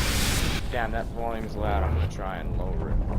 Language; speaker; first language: English; native; English